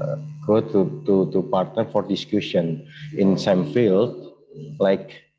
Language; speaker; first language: English; non-native, learner; Indonesian